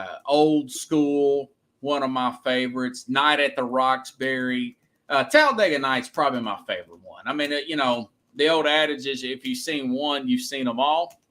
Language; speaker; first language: English; native; English